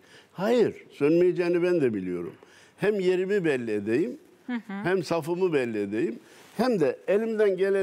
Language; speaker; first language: Turkish; native; Turkish